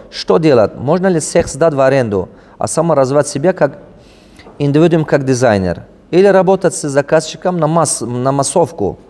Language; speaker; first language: Russian; non-native, local second language; Tajik